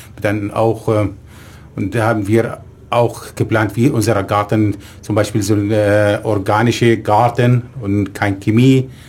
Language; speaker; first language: German; non-native, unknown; Arabic